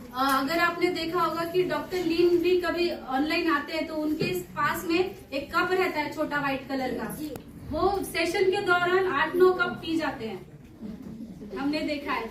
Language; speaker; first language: Hindi; non-native, local second language; Marathi